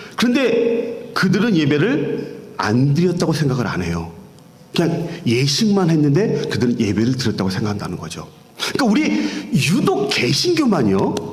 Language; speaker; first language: Korean; native; Korean